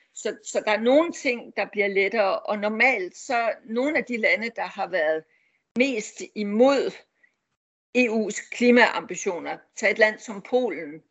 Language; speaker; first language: Danish; native; Danish